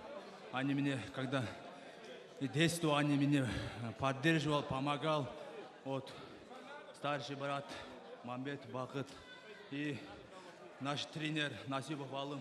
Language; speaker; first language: Russian; non-native, local second language; Kyrgyz